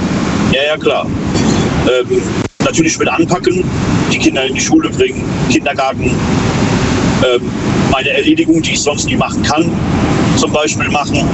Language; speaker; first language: German; native; German